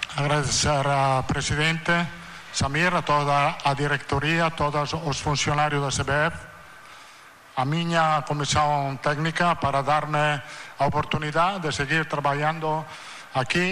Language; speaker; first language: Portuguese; non-native, learner; Italian